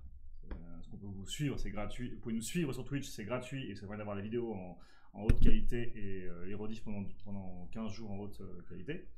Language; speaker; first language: French; native; French